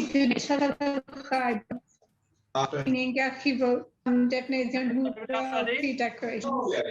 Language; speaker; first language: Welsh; non-native, learner; English